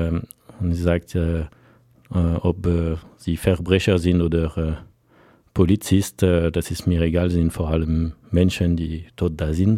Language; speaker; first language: German; non-native, fluent; French